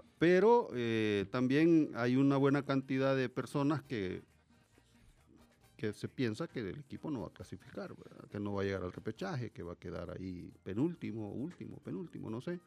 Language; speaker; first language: Spanish; native; Spanish